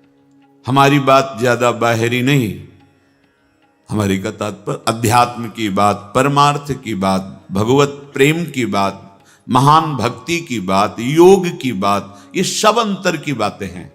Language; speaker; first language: Hindi; native; Hindi